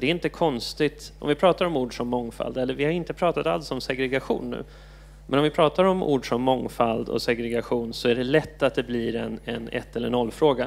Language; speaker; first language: Swedish; native; Swedish